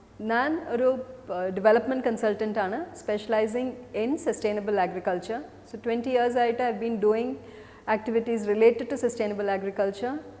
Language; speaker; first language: Malayalam; native; Malayalam